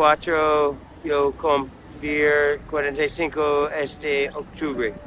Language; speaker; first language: Spanish; non-native, learner; English